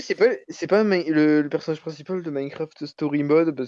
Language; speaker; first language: French; native; French